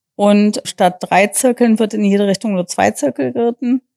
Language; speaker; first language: German; non-native, fluent; English